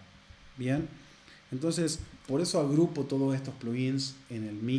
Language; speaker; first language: Spanish; native; Spanish